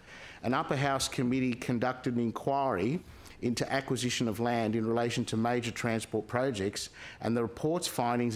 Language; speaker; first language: English; native; English